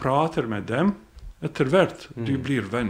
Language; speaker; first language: Norwegian; non-native, fluent; Bosnian